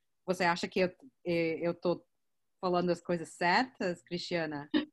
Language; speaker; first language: Portuguese; non-native, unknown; English